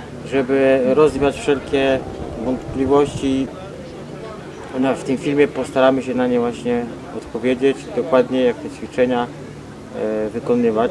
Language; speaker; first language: Polish; non-native, fluent; Vietnamese